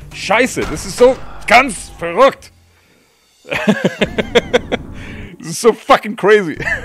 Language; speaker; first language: German; early bilingual, heritage; German